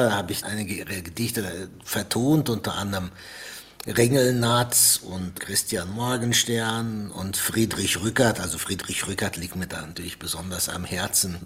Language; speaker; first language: German; non-native, fluent; Arabic